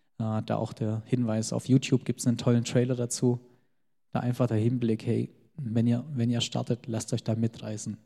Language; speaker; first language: German; early bilingual, other home language; Albanian